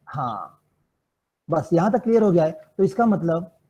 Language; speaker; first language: Hindi; non-native, local second language; Gujarati